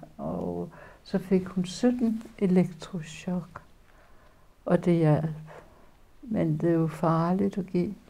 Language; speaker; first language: Danish; early bilingual, other home language; Polish